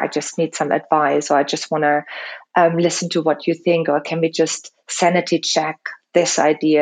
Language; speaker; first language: English; non-native, fluent; German